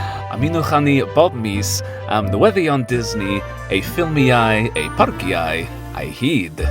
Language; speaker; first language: Welsh; non-native, learner; English